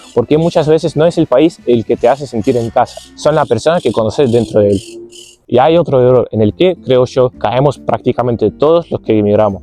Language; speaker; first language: Spanish; non-native, fluent; Ukrainian